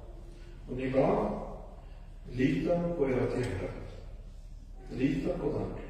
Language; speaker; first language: Swedish; non-native, fluent; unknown